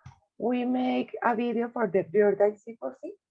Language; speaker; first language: English; non-native, learner; Spanish